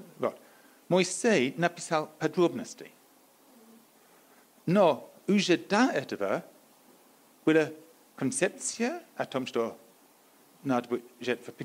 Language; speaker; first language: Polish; non-native, learner; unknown